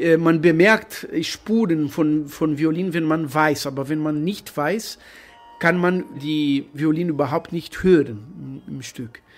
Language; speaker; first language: German; non-native, fluent; Portuguese